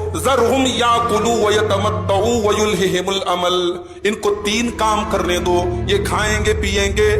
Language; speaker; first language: Urdu; native; Urdu